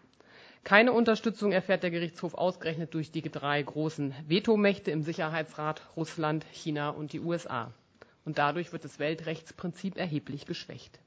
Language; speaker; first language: German; native; German